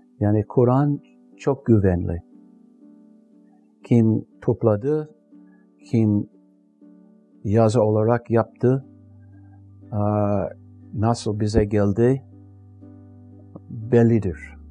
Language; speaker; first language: Turkish; non-native, fluent; English